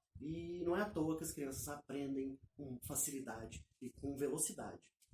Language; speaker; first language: Portuguese; native; Portuguese